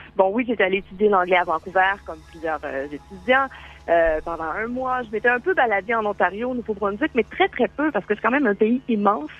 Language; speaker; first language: French; native; French